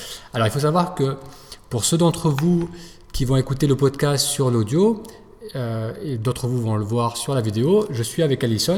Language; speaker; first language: French; native; French